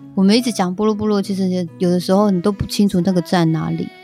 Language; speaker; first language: Chinese; native; Chinese